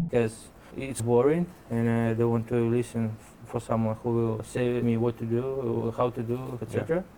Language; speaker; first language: English; non-native, fluent; Russian